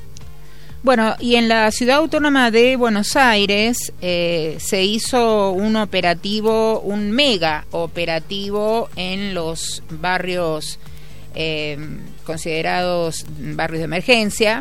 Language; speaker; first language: Spanish; native; Spanish